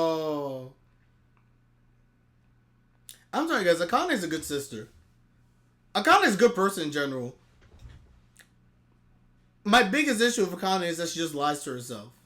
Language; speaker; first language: English; native; English